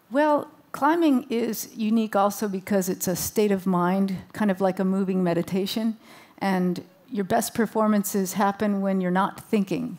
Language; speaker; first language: English; native; English